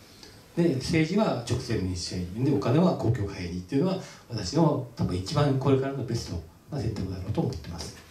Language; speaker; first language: Japanese; native; Japanese